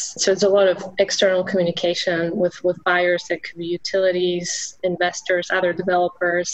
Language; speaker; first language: English; non-native, fluent; Polish